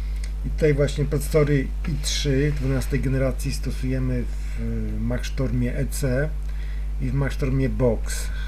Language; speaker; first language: Polish; native; Polish